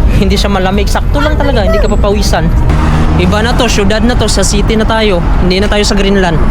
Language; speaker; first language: Filipino; native; Filipino